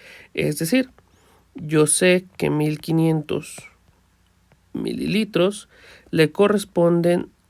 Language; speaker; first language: Spanish; native; Spanish